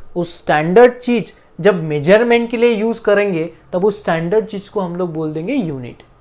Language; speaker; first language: Hindi; non-native, local second language; Marathi